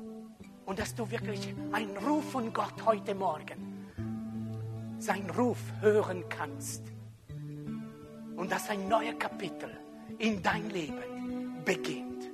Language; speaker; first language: German; non-native, fluent; French